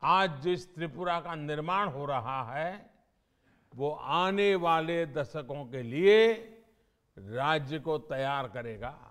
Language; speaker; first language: Hindi; native; Hindi